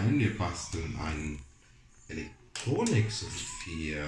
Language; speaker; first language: German; non-native, fluent; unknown